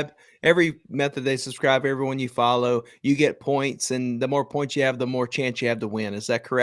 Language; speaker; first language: English; native; English